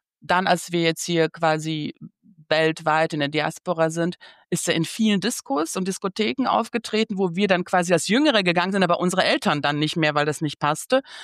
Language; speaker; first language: German; early bilingual, other home language; Bosnian